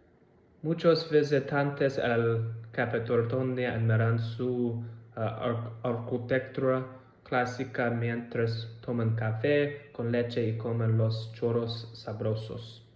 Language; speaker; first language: Spanish; non-native, learner; English